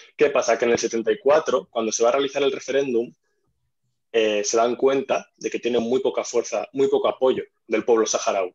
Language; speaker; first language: Spanish; non-native, fluent; Arabic